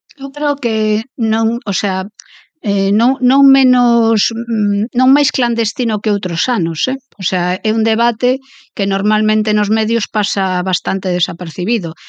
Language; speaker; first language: Galician; native; Galician